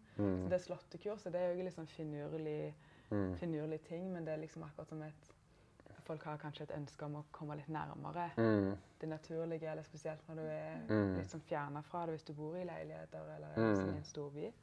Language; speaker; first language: Norwegian; native; Norwegian